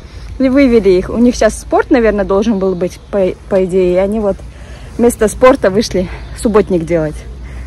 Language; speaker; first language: Russian; native; Russian